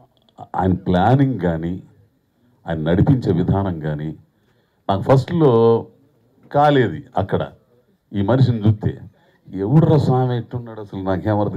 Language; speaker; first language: Telugu; native; Telugu